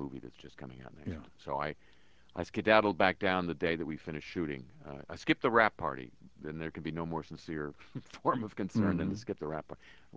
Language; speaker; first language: English; native; English